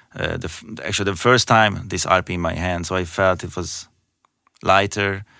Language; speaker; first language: English; non-native, fluent; Hungarian